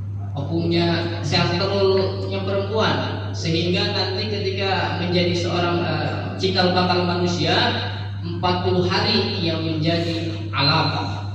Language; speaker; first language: Indonesian; native; Indonesian